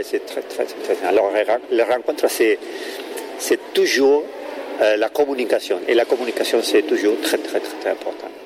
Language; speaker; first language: French; non-native, learner; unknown